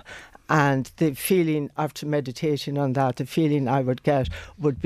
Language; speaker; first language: English; non-native, local second language; Irish